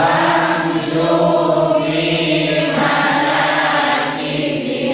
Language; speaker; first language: Arabic; non-native, learner; Indonesian